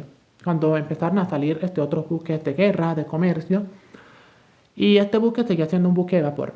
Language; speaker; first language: Spanish; native; Spanish